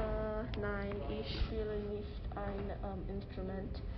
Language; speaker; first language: German; non-native, learner; English